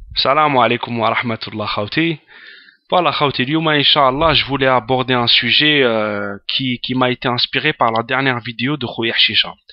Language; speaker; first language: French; non-native, local second language; Arabic